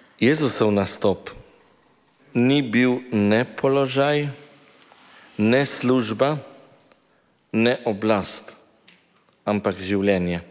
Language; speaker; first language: Slovenian; native; Slovenian